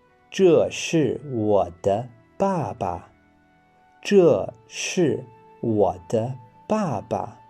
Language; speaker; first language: Chinese; non-native, fluent; English